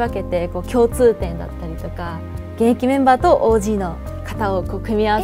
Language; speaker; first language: Japanese; native; Japanese